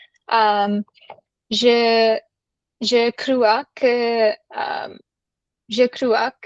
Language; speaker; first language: French; non-native, learner; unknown